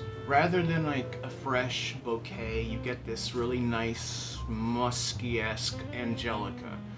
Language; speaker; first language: English; native; English